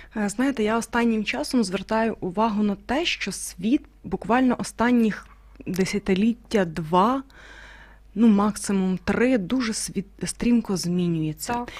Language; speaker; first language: Ukrainian; native; Ukrainian